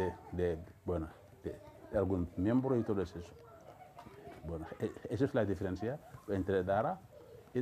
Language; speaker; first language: Spanish; non-native, fluent; Wolof